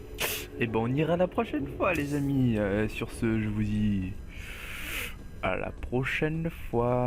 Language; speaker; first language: French; native; French